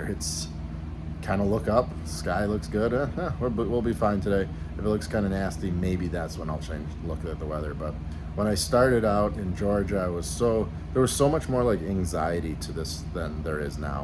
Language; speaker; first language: English; native; English